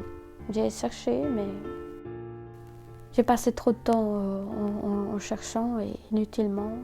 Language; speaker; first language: French; non-native, fluent; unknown